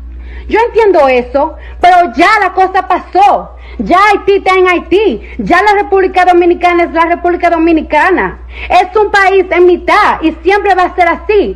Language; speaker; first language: Spanish; early bilingual, heritage; Spanish